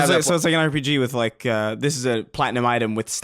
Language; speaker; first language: English; native; English